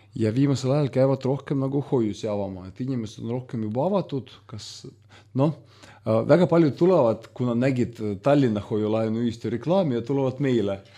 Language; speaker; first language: Estonian; non-native, local second language; Russian